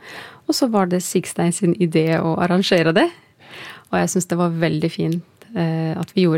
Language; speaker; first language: Norwegian; non-native, fluent; Azerbaijani